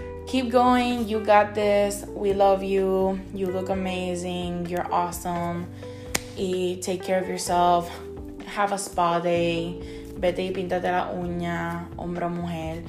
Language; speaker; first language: English; early bilingual, other home language; Spanish